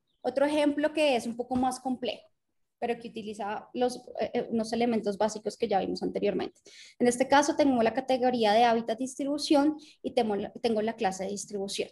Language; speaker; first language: Spanish; native; Spanish